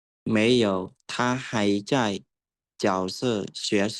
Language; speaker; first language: Chinese; non-native, learner; Khmer